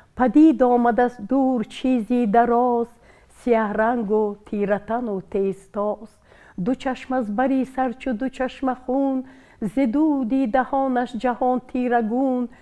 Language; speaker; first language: Tajik; non-native, local second language; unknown